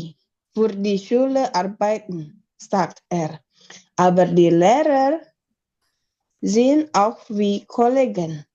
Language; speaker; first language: German; non-native, learner; Indonesian